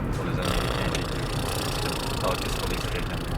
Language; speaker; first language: French; native; French